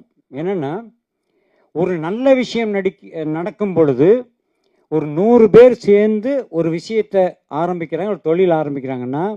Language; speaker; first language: Tamil; native; Tamil